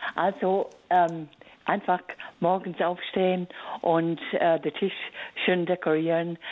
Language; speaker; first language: German; non-native, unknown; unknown